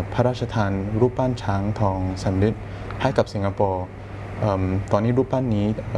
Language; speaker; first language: Thai; non-native, fluent; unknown